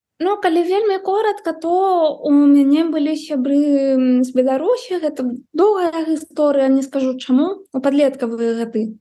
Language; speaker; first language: Belarusian; non-native, fluent; Spanish